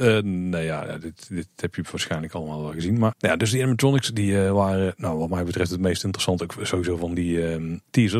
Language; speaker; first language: Dutch; native; Dutch